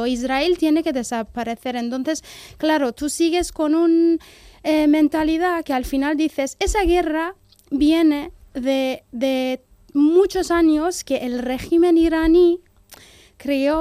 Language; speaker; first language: Spanish; non-native, fluent; Persian